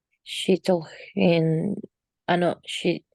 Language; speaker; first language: English; non-native, learner; Spanish